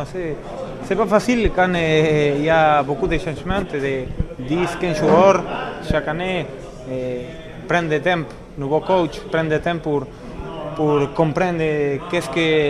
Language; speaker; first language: French; non-native, learner; Spanish